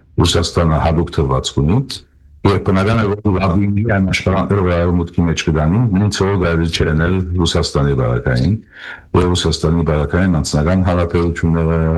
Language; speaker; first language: Armenian; early bilingual, heritage; Armenian